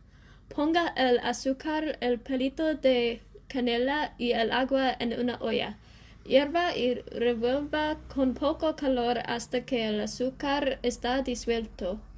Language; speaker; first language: Spanish; non-native, learner; English